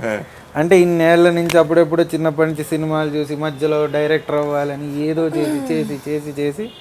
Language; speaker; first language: Telugu; native; Telugu